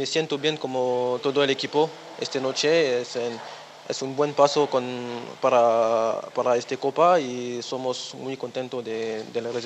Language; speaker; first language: Spanish; non-native, learner; French